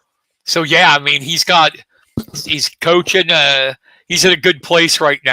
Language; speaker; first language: English; native; English